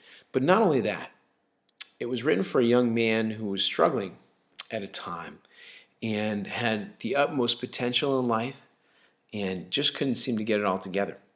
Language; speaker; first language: English; native; English